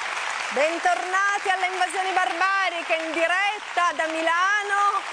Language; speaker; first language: Italian; native; Italian